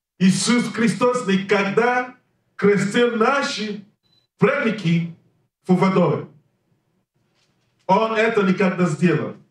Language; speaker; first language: Russian; non-native, learner; English